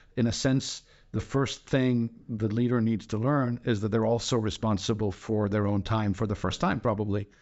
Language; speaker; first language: English; non-native, fluent; Danish